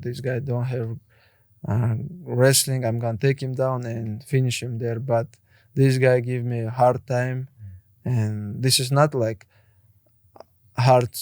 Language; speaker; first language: English; non-native, learner; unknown